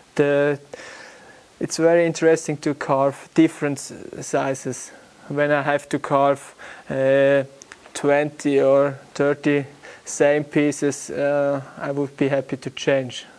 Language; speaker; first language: English; non-native, learner; German